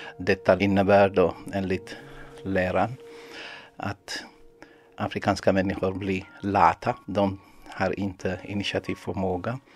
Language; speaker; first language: Swedish; non-native, fluent; Amharic